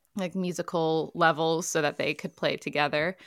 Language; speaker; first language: English; native; English